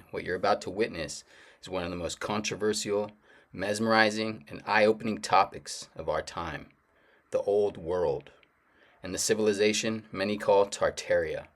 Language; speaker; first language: English; native; English